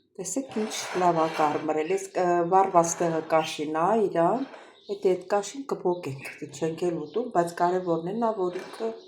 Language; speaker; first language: Armenian; native; Armenian